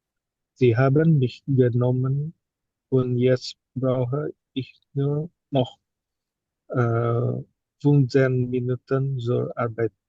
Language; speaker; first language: German; non-native, learner; Indonesian